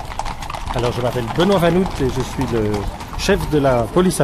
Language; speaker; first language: French; native; French